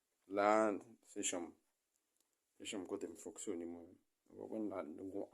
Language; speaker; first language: French; non-native, learner; Haitian Creole